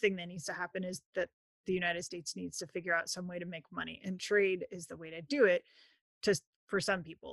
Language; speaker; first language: English; native; English